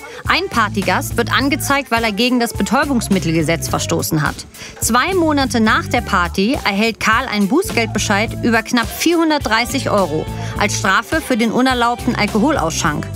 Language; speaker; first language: German; native; German